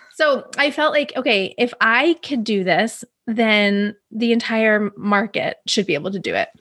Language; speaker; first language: English; native; English